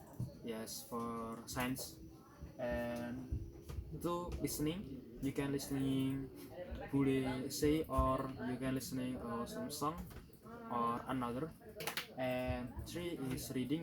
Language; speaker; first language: English; non-native, learner; Indonesian